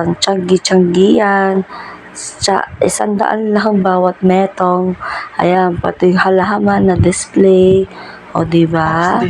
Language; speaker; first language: Filipino; non-native, local second language; Pampanga